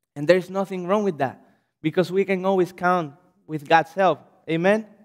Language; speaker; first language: English; non-native, fluent; Spanish